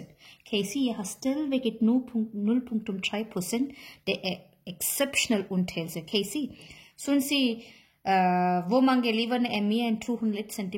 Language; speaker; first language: Danish; non-native, learner; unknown